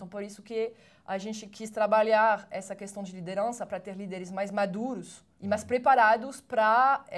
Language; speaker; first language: Portuguese; non-native, fluent; French